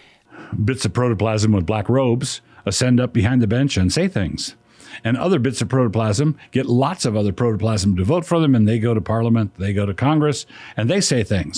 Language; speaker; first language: English; native; English